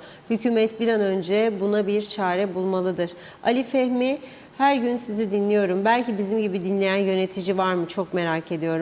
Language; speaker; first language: Turkish; native; Turkish